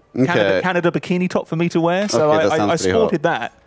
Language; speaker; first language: English; native; English